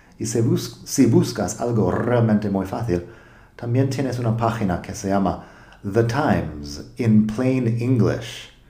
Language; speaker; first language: Spanish; non-native, fluent; English